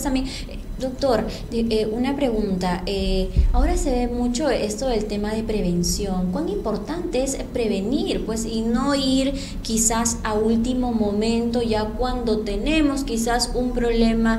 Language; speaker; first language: Spanish; native; Spanish